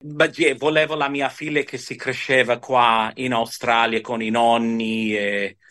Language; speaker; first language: Italian; early bilingual, heritage; Italian